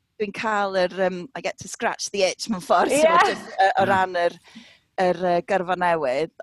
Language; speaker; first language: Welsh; native; Welsh